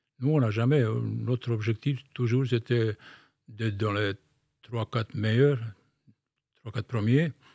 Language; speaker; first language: French; non-native, fluent; Bosnian